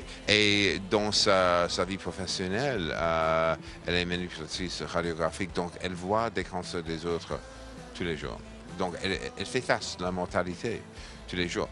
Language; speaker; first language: French; non-native, fluent; English